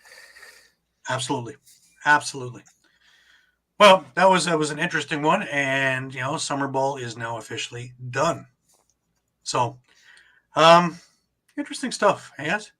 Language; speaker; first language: English; native; English